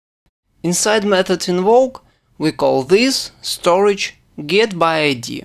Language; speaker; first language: English; non-native, fluent; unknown